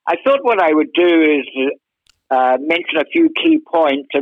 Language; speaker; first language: English; native; English